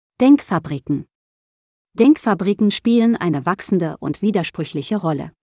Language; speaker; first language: German; native; German